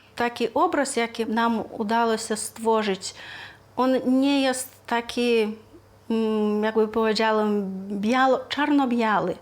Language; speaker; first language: Polish; non-native, fluent; Lithuanian